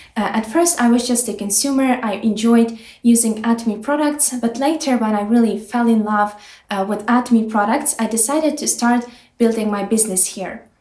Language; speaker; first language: English; non-native, fluent; Ukrainian